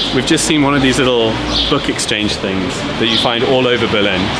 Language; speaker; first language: English; native; English